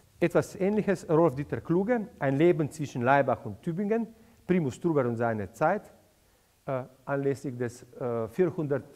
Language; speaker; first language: German; non-native, fluent; Slovenian